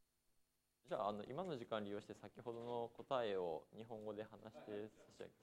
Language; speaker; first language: Japanese; native; Japanese